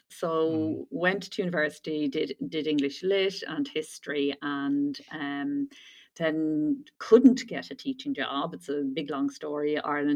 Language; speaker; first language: English; native; English